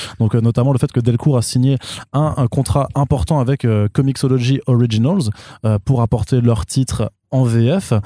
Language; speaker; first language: French; native; French